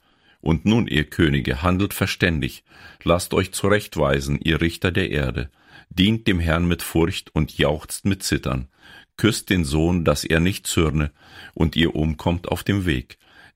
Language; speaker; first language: German; native; German